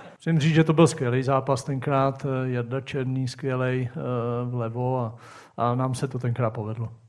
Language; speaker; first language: Czech; native; Czech